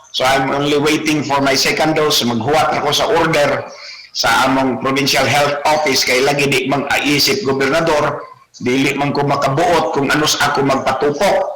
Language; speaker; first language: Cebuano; native; Cebuano